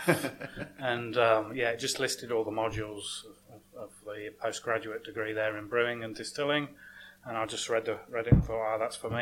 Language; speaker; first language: English; native; English